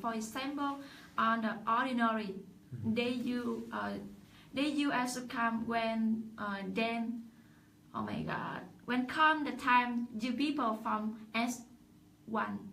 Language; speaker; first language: English; non-native, learner; Vietnamese